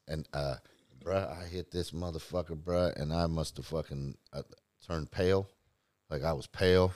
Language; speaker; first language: English; native; English